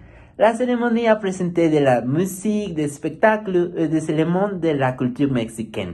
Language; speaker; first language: French; non-native, learner; Spanish